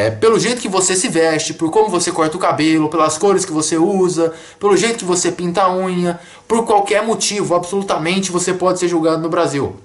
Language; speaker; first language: Portuguese; native; Portuguese